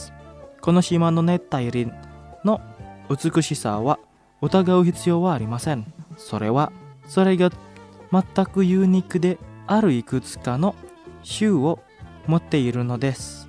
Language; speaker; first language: Japanese; non-native, fluent; Indonesian